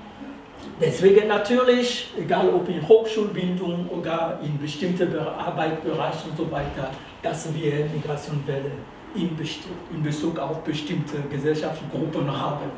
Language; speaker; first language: German; non-native, fluent; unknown